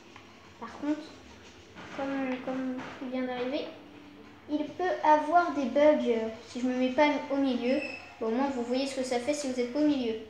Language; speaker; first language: French; native; French